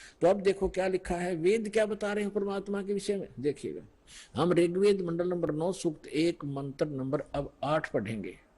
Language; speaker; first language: Hindi; native; Hindi